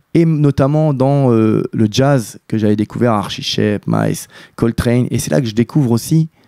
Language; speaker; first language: French; native; French